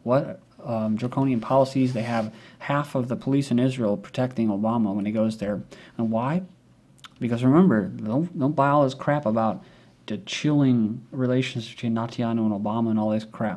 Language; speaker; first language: English; native; English